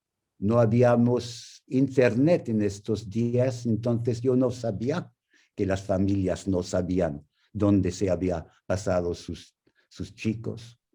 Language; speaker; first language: Spanish; non-native, fluent; English